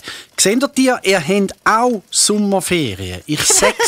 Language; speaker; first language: German; native; German